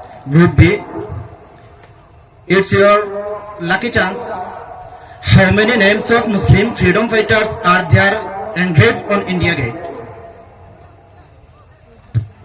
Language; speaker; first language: English; non-native, local second language; Bangla